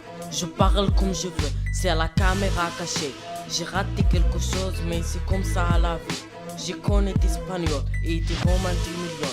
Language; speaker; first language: French; non-native, learner; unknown